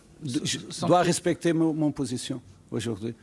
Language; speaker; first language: French; non-native, learner; Portuguese